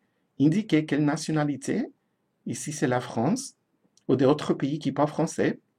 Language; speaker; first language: French; non-native, fluent; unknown